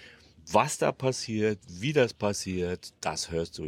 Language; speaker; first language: German; native; German